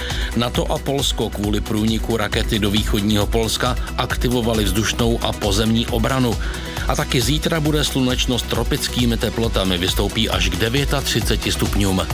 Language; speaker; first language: Czech; native; Czech